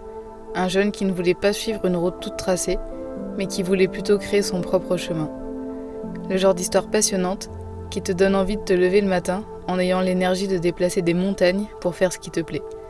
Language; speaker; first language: French; native; French